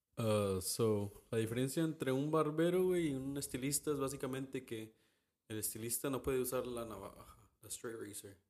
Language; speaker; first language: Spanish; early bilingual, heritage; Spanish